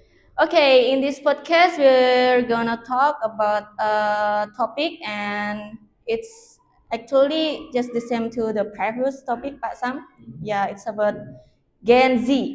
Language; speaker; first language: English; non-native, learner; Indonesian